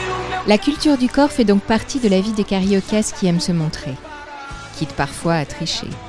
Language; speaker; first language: French; native; French